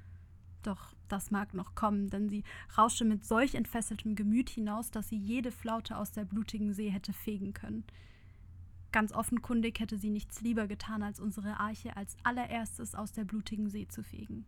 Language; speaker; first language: German; native; German